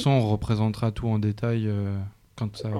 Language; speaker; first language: French; native; French